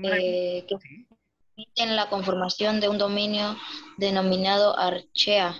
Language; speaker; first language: Spanish; native; Spanish